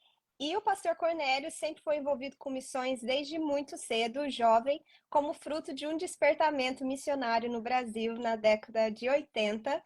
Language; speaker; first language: Portuguese; native; Portuguese